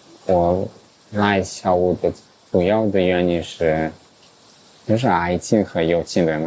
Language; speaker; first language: Chinese; early bilingual, heritage; English